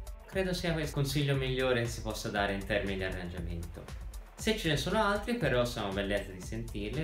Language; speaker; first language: Italian; native; Italian